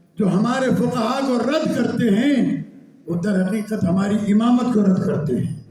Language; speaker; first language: Urdu; non-native, local second language; Sindhi